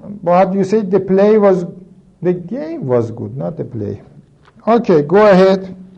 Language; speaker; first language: English; non-native, fluent; Persian